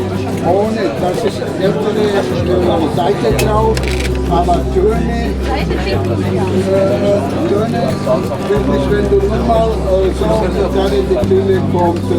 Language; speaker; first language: German; non-native, learner; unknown